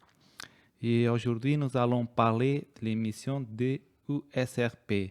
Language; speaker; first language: French; non-native, learner; Portuguese